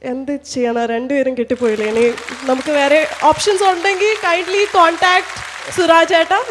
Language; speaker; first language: Malayalam; early bilingual, other home language; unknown